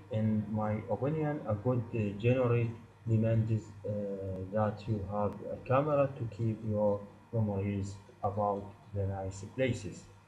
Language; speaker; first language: English; non-native, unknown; Arabic